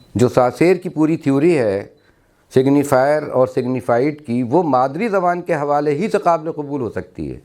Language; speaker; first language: Urdu; native; Urdu